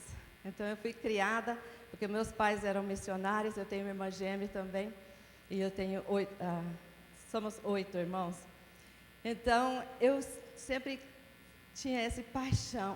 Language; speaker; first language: Portuguese; non-native, fluent; English